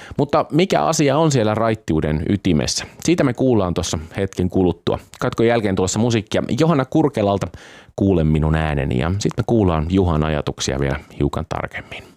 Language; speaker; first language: Finnish; native; Finnish